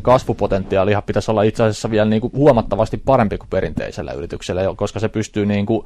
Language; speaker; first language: Finnish; native; Finnish